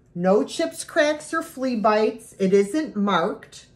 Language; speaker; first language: English; native; English